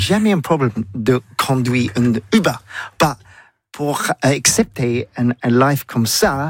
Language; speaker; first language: French; non-native, learner; English